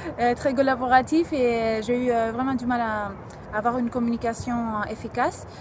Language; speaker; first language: French; non-native, fluent; Greek